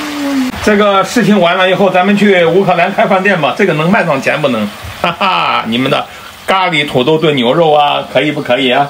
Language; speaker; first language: Chinese; native; Chinese